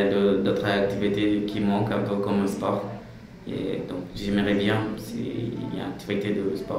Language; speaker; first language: French; non-native, learner; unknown